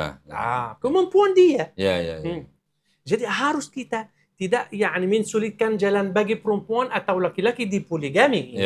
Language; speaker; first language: Indonesian; non-native, learner; Arabic